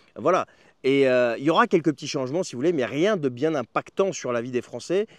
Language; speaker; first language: French; native; French